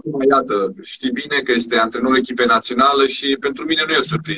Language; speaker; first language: Romanian; native; Romanian